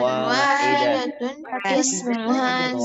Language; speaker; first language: Arabic; non-native, learner; Indonesian